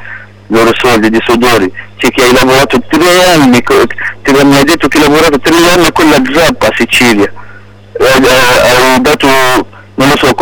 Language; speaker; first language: Italian; non-native, local second language; Arabic